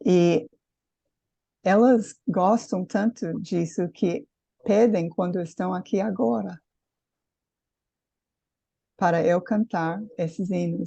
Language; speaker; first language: Portuguese; non-native, fluent; English